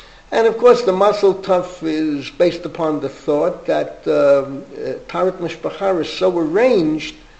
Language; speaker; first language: English; native; English